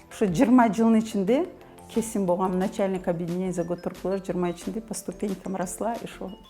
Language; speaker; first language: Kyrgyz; non-native, local second language; Karachay-Balkar